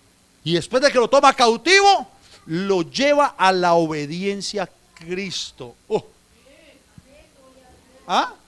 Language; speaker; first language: Spanish; native; Spanish